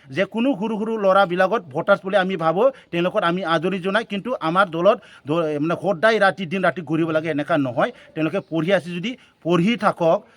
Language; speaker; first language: Assamese; non-native, local second language; Bodo